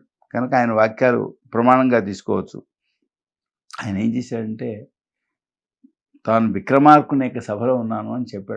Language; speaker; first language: Telugu; native; Telugu